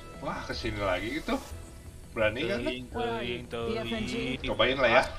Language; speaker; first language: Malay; non-native, local second language; Sundanese